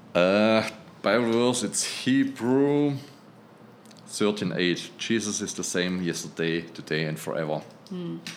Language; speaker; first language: English; non-native, fluent; German